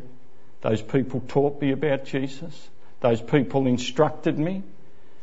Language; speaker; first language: English; native; English